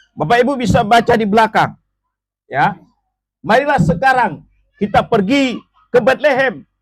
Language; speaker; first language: Indonesian; non-native, local second language; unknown